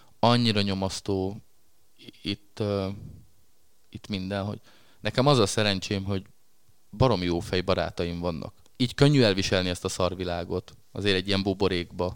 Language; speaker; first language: Hungarian; native; Hungarian